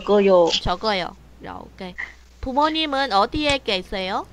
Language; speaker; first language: Korean; non-native, learner; Vietnamese